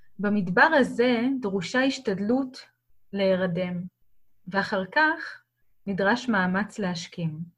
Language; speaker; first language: Hebrew; native; Hebrew